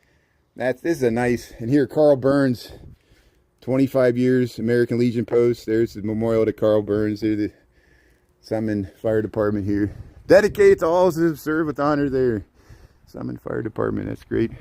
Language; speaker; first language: English; native; English